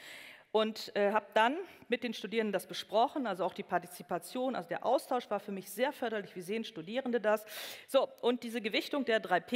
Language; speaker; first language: German; native; German